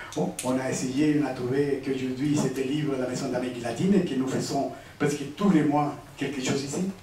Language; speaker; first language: French; non-native, fluent; Spanish